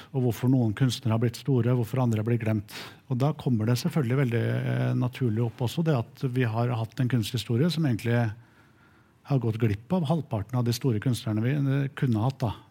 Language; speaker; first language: Norwegian; native; Norwegian